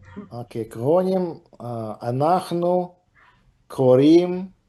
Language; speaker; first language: Hebrew; non-native, learner; English